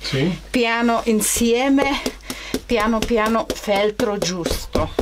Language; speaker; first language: Italian; non-native, learner; Czech